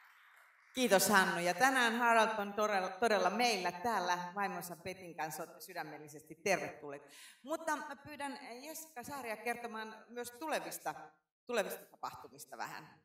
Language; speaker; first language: Finnish; native; Finnish